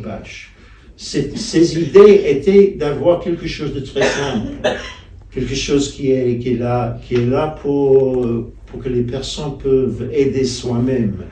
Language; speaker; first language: French; non-native, fluent; English